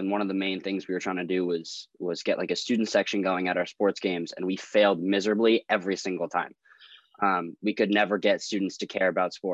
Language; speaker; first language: English; native; English